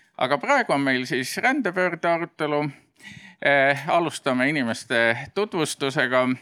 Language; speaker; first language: Estonian; native; Estonian